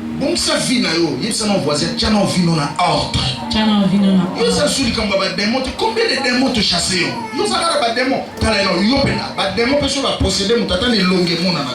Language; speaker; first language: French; non-native, local second language; Lingala